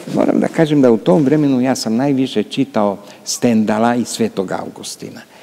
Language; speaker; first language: Croatian; non-native, local second language; Hungarian